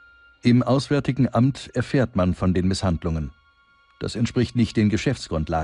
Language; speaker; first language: German; native; German